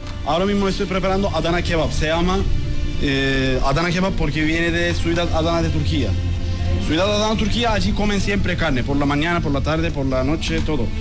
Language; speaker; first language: Spanish; non-native, learner; Turkish